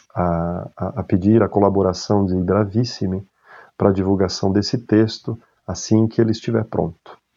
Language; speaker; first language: Portuguese; native; Portuguese